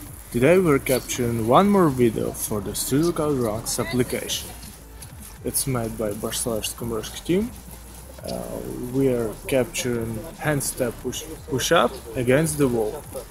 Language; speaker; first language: English; non-native, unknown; Ukrainian